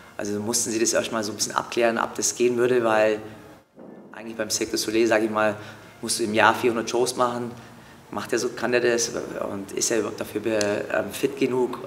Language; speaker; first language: German; early bilingual, other home language; Turkish